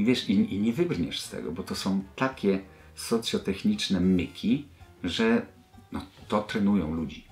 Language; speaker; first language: Polish; native; Polish